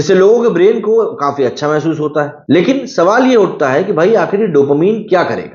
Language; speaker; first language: Hindi; native; Hindi